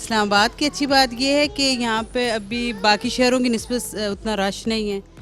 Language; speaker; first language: Urdu; non-native, local second language; Northern Hindko